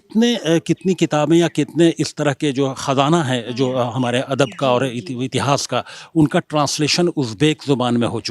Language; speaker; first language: Hindi; native; Hindi